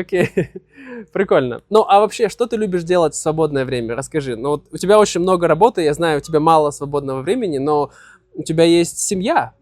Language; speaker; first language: Russian; native; Russian